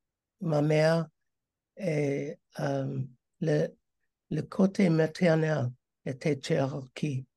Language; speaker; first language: French; non-native, learner; English